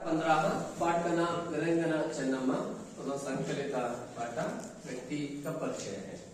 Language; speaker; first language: Hindi; non-native, local second language; Kannada